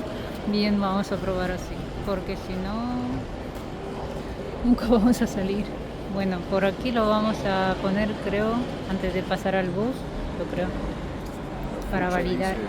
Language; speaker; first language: Spanish; non-native, fluent; Russian